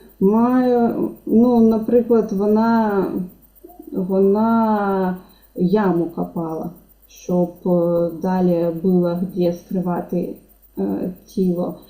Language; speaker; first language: Ukrainian; non-native, local second language; Russian